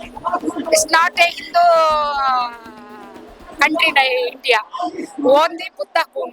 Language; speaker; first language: Hindi; non-native, local second language; Kannada